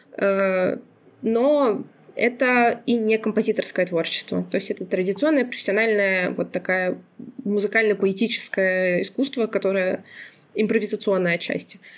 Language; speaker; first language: Russian; non-native, local second language; Azerbaijani